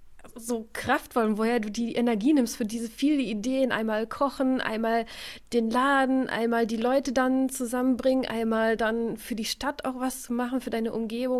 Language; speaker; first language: German; native; German